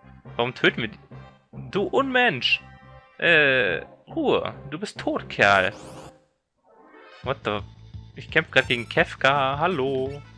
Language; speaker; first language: German; native; German